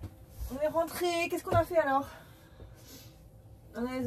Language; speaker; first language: French; native; French